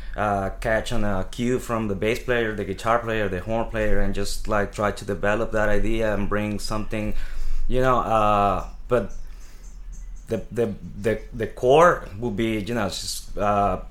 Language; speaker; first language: English; non-native, fluent; Spanish